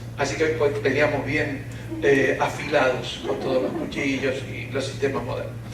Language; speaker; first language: Spanish; early bilingual, other home language; Ukrainian